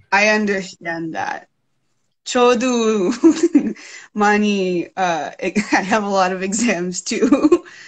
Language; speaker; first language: English; native; English